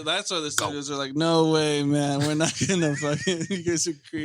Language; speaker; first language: English; native; English